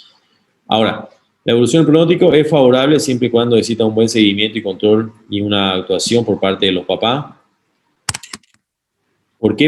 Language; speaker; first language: Spanish; native; Spanish